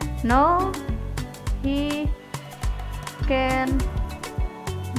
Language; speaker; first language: English; non-native, learner; Indonesian